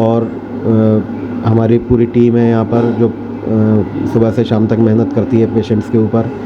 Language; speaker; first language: Hindi; native; Hindi